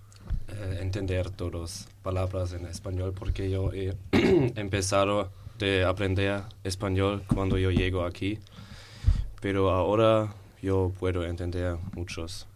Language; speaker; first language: Spanish; non-native, learner; German